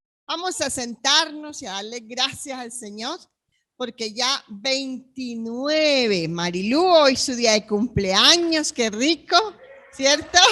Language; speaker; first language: Spanish; native; Spanish